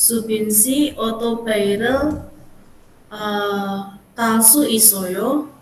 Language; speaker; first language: Korean; non-native, learner; Indonesian